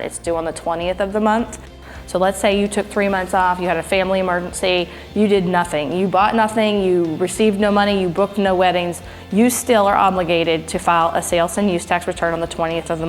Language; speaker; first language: English; native; English